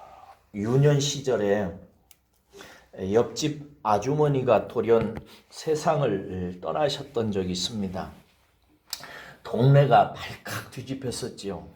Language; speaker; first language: Korean; native; Korean